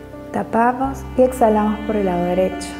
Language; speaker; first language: Spanish; native; Spanish